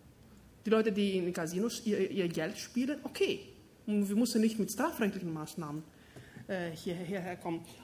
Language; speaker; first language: German; non-native, fluent; Greek